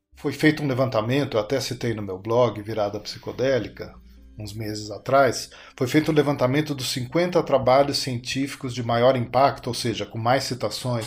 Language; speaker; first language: Portuguese; native; Portuguese